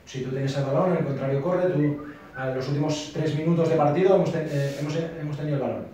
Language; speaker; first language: Spanish; native; Spanish